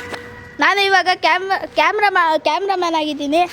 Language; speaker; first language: Kannada; native; Kannada